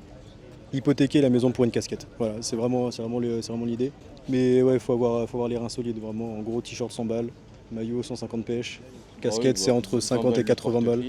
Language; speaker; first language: French; native; French